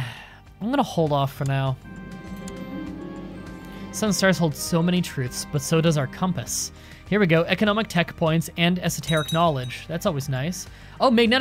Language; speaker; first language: English; native; English